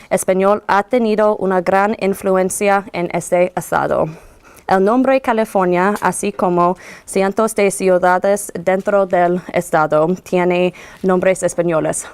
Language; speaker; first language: Spanish; non-native, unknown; English